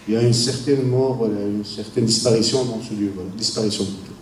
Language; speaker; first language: French; non-native, local second language; Arabic